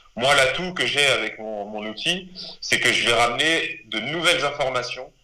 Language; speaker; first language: French; native; French